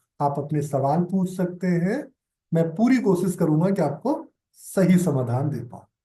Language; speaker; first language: Hindi; native; Hindi